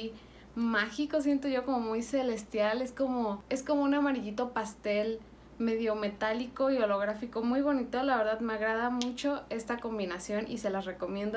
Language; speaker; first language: Spanish; native; Spanish